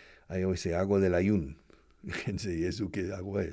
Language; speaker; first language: Spanish; non-native, fluent; English